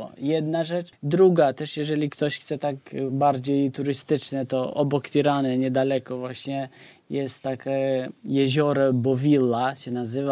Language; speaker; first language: Polish; non-native, fluent; Albanian